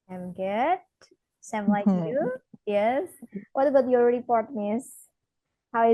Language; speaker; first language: English; non-native, fluent; Indonesian